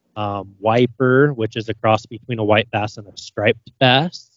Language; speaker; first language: English; native; English